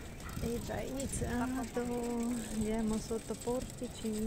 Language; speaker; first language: Italian; non-native, learner; Russian